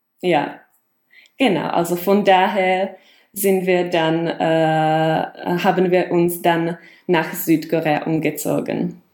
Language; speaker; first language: German; non-native, fluent; Czech